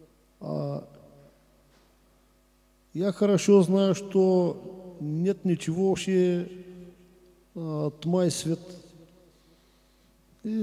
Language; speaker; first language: Russian; non-native, learner; Bulgarian